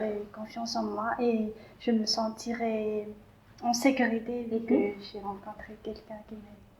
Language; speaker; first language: French; non-native, local second language; Malagasy